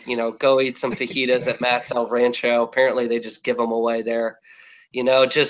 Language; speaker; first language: English; native; English